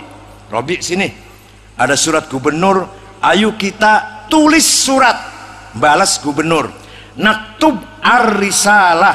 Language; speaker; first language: Indonesian; native; Indonesian